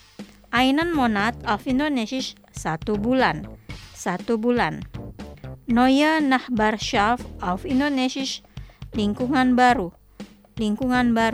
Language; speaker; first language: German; non-native, fluent; Indonesian